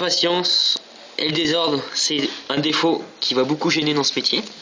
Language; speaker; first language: French; native; French